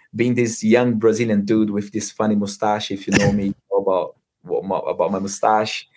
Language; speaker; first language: English; non-native, fluent; Portuguese